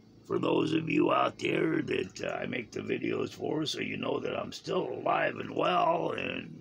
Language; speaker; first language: English; native; English